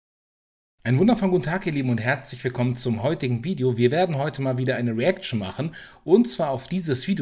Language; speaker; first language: German; native; German